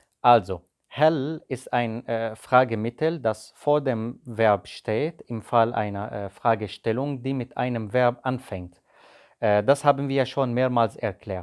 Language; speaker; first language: German; non-native, fluent; Arabic